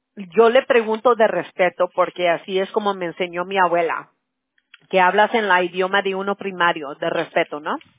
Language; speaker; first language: Spanish; early bilingual, other home language; English